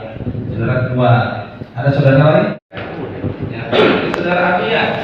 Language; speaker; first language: Indonesian; native; Indonesian